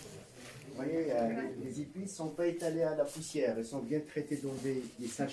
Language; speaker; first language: French; non-native, local second language; Arabic